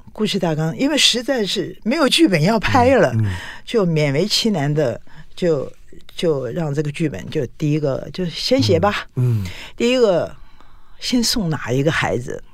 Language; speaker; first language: Chinese; native; Chinese